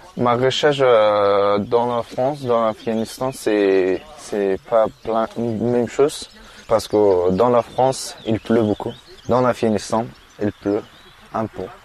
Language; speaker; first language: French; non-native, learner; Persian